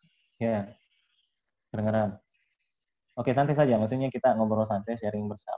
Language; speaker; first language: Indonesian; native; Indonesian